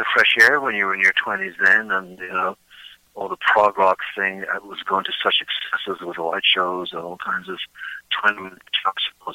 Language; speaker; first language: English; native; English